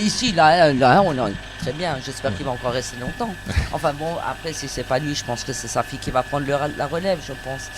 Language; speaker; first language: French; native; French